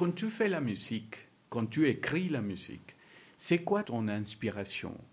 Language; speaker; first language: French; non-native, learner; Spanish